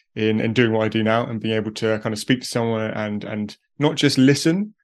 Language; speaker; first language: English; native; English